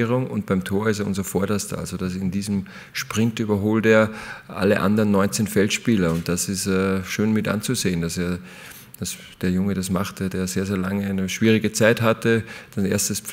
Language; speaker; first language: German; native; German